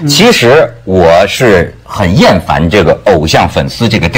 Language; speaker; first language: Chinese; native; Chinese